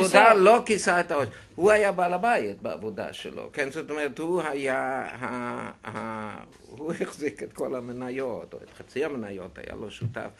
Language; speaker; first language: Hebrew; non-native, fluent; German